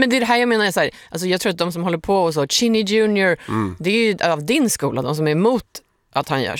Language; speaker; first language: Swedish; native; Swedish